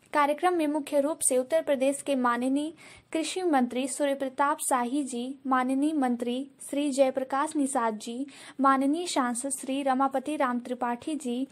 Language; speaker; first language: Hindi; native; Hindi